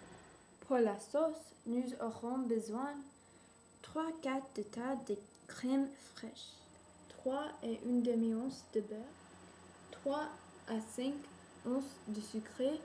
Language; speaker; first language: French; non-native, learner; English